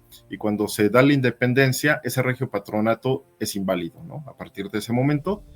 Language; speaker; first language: Spanish; native; Spanish